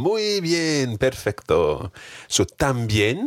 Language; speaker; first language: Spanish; non-native, fluent; English